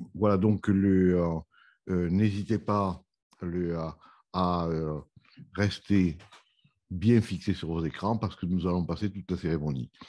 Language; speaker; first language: French; native; French